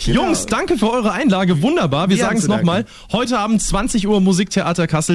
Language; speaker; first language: German; native; German